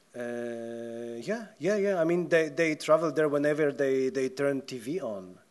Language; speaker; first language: English; non-native, fluent; Polish